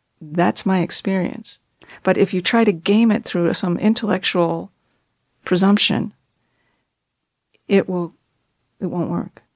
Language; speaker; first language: English; native; English